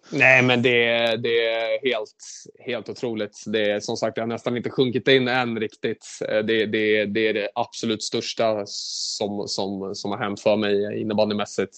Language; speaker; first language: Swedish; native; Swedish